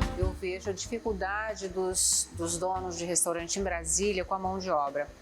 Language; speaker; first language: Portuguese; native; Portuguese